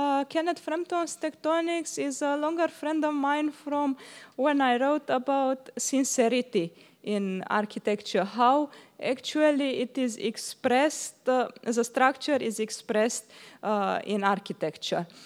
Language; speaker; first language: English; non-native, fluent; Romanian